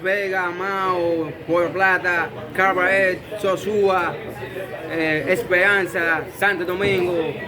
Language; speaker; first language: Spanish; native; Spanish